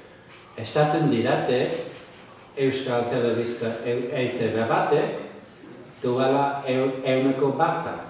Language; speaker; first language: Basque; non-native, fluent; English